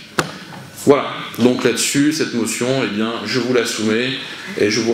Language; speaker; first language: French; native; French